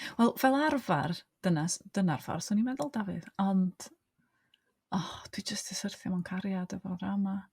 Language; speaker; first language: Welsh; native; Welsh